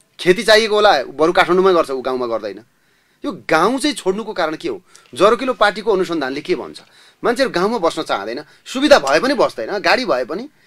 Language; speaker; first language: Nepali; native; Nepali